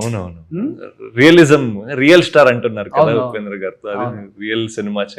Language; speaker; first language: Telugu; non-native, fluent; Kannada